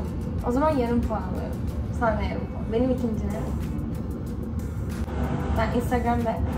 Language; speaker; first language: Turkish; early bilingual, heritage; Turkish